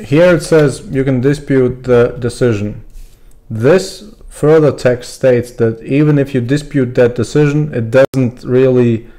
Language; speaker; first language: English; non-native, fluent; Latvian